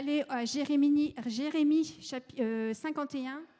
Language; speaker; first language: French; native; French